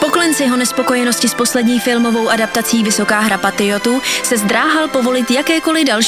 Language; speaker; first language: Czech; native; Czech